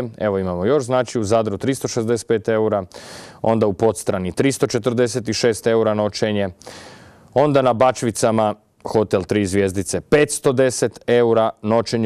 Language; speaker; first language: Croatian; native; Croatian